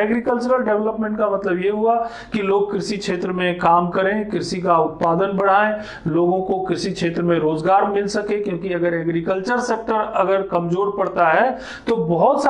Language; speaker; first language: Hindi; native; Hindi